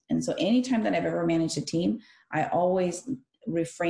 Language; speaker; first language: English; early bilingual, other home language; Spanish